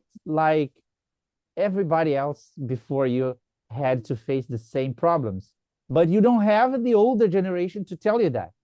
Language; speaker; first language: English; non-native, fluent; Portuguese